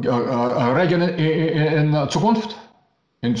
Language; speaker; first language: German; non-native, learner; Russian